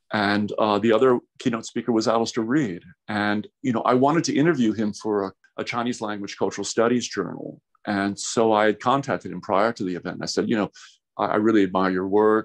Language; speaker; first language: English; native; English